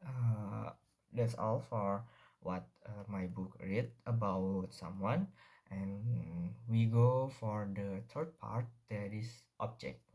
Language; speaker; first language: English; non-native, learner; Indonesian